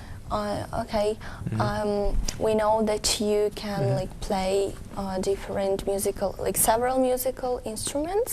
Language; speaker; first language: English; non-native, fluent; Ukrainian